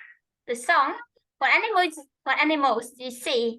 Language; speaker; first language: English; non-native, fluent; Vietnamese